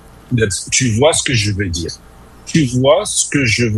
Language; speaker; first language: French; non-native, fluent; English